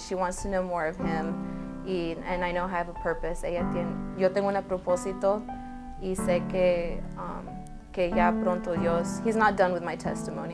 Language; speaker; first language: English; early bilingual, other home language; Spanish